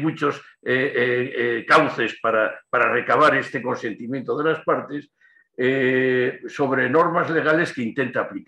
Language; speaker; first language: Spanish; native; Spanish